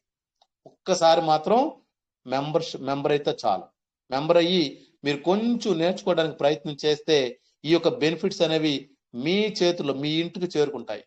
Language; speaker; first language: Telugu; native; Telugu